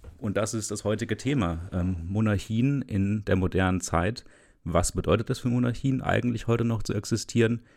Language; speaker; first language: German; native; German